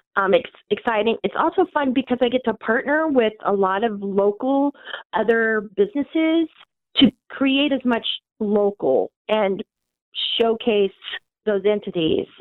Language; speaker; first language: English; native; English